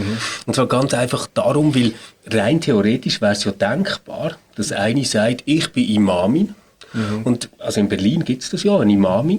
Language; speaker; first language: German; native; German